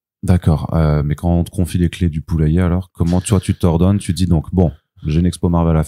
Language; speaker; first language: French; native; French